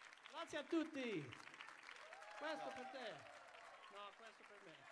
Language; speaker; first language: Italian; early bilingual, heritage; English